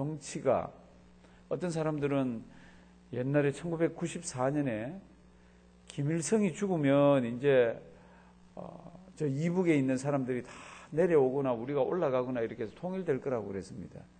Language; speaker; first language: Korean; native; Korean